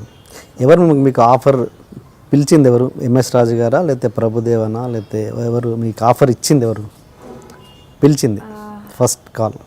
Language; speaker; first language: Telugu; native; Telugu